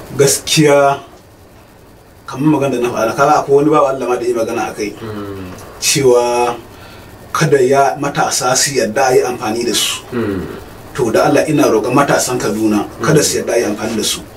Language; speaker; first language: Hausa; non-native, local second language; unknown